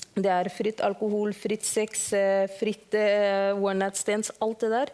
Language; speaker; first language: Norwegian; early bilingual, other home language; Somali